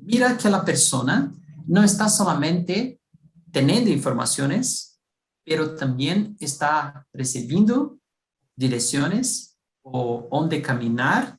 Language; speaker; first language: Spanish; non-native, fluent; Portuguese